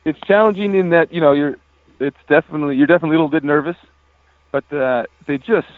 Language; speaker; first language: English; native; English